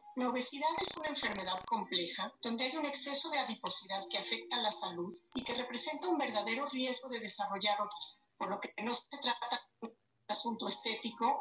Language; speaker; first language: Spanish; native; Spanish